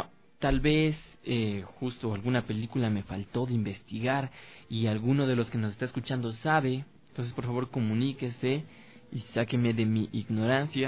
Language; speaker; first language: Spanish; native; Spanish